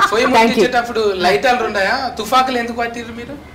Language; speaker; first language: Telugu; native; Telugu